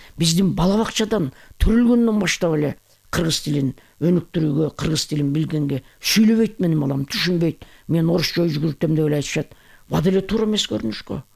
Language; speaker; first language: Kyrgyz; native; Kyrgyz